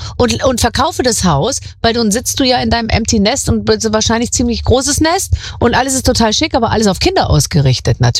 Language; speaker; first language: German; native; German